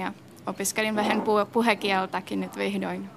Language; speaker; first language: Finnish; non-native, fluent; Czech